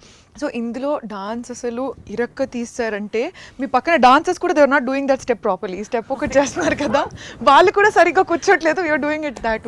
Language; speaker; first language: Telugu; native; Telugu